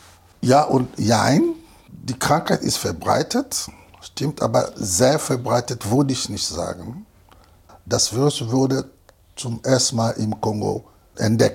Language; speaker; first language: German; non-native, fluent; Lingala